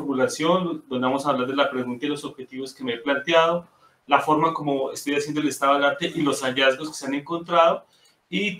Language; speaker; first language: Spanish; native; Spanish